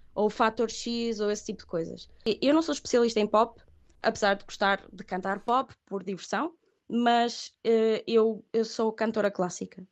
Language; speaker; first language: Portuguese; early bilingual, other home language; Catalan